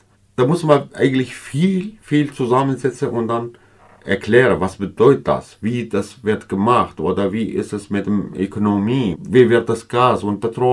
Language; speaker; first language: German; non-native, learner; Kurdish